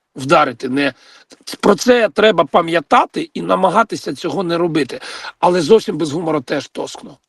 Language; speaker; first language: Ukrainian; non-native, local second language; Russian